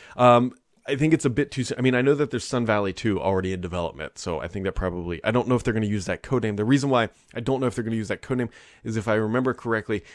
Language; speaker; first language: English; native; English